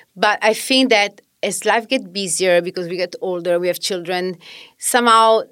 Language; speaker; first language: English; non-native, fluent; Italian